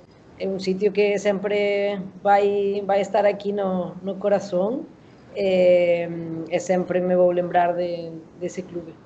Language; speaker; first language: Portuguese; non-native, learner; Spanish